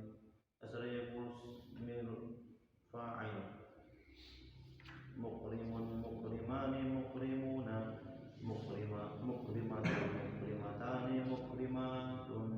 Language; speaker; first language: Arabic; non-native, learner; Indonesian